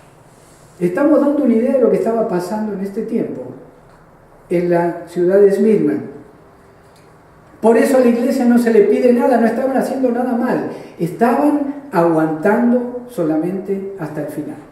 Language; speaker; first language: Spanish; native; Spanish